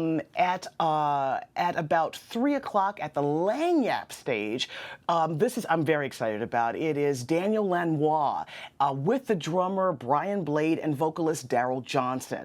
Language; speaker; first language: English; native; English